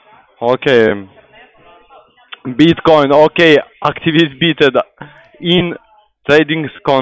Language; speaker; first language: German; non-native, learner; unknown